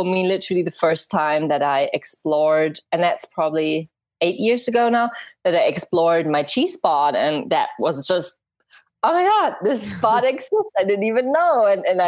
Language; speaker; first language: English; non-native, fluent; German